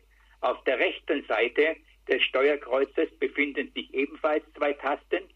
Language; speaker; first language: German; native; German